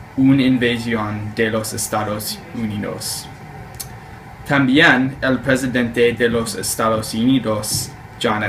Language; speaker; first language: Spanish; non-native, learner; English